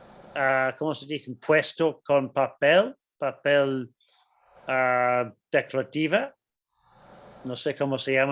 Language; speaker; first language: Spanish; non-native, fluent; English